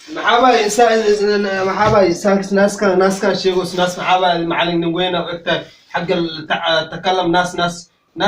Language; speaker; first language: Arabic; non-native, learner; Somali